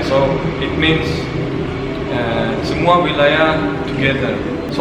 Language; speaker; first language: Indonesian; non-native, fluent; Turkmen